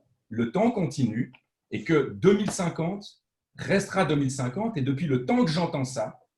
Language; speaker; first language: French; native; French